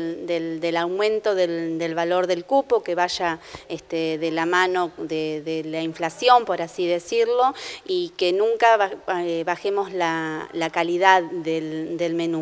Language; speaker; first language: Spanish; native; Spanish